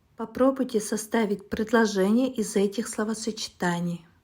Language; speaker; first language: Russian; non-native, local second language; Kazakh